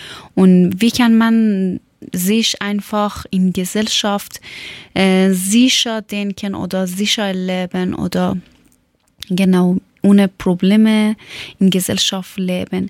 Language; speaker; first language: German; non-native, learner; Persian